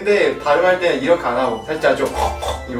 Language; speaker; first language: Korean; non-native, fluent; Chinese